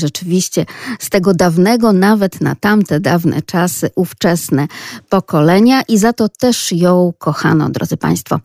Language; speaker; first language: Polish; native; Polish